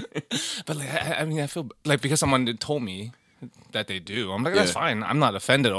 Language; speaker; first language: English; native; English